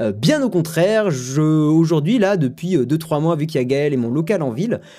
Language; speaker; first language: French; native; French